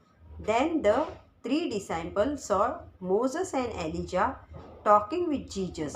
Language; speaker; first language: English; non-native, local second language; Hindi